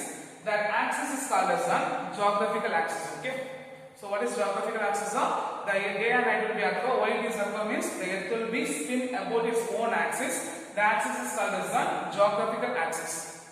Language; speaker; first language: English; non-native, local second language; Tamil